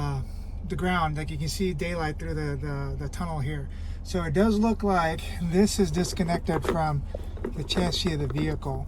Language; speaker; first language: English; native; English